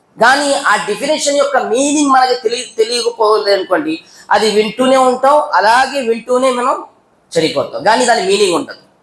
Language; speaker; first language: Telugu; non-native, local second language; Urdu